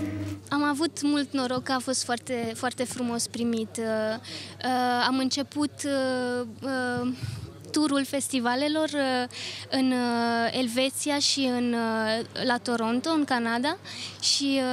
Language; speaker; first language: Romanian; early bilingual, other home language; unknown